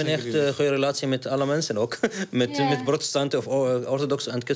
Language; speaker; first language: Dutch; non-native, learner; Arabic